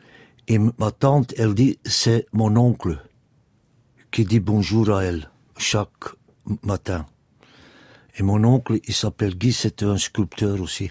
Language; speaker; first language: French; non-native, local second language; Dutch